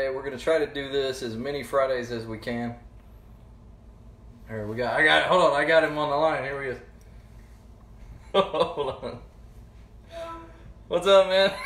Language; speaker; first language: English; native; English